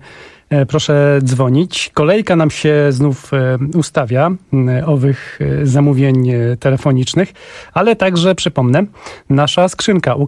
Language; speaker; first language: Polish; native; Polish